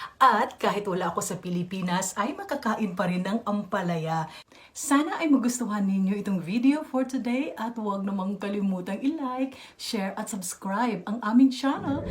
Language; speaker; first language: Filipino; native; Filipino